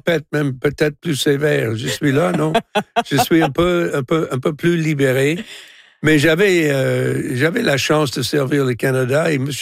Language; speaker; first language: French; non-native, local second language; English